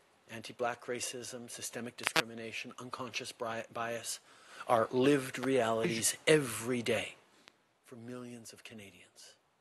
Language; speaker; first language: English; early bilingual, other home language; French